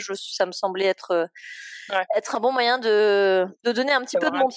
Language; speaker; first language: French; native; French